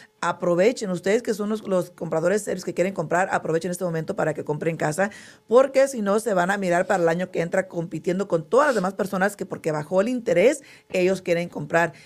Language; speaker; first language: Spanish; early bilingual, heritage; Spanish